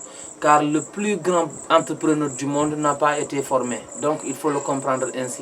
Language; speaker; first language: French; non-native, local second language; Mandingo